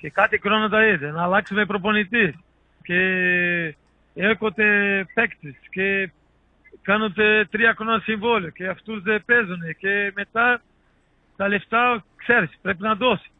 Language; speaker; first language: Greek; non-native, learner; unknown